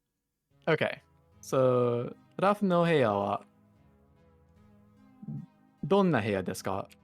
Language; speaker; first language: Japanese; non-native, learner; English